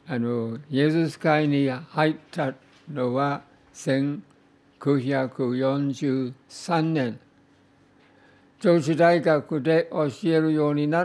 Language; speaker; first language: Japanese; non-native, fluent; English